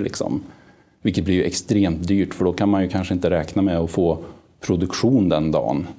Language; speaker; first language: Swedish; native; Swedish